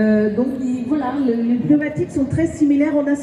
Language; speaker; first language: French; native; French